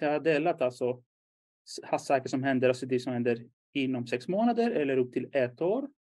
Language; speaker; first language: Swedish; non-native, fluent; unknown